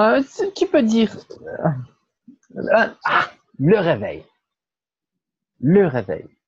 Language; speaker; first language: French; non-native, learner; Portuguese